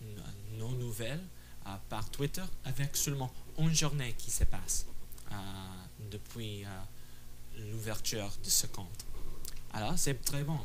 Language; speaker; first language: French; non-native, fluent; English